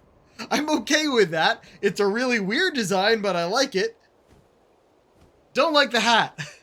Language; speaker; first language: English; native; English